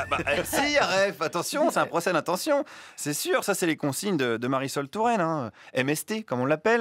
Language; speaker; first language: French; native; French